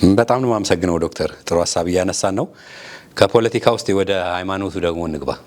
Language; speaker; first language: Amharic; native; Amharic